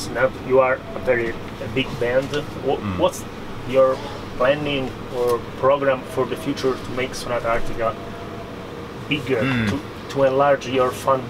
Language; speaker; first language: English; non-native, fluent; Italian